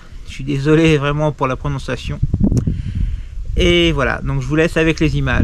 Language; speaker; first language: French; native; French